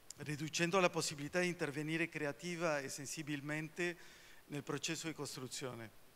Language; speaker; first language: Italian; early bilingual, heritage; Spanish